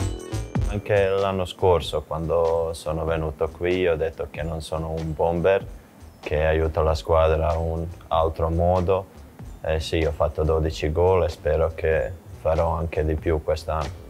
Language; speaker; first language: Italian; non-native, fluent; Croatian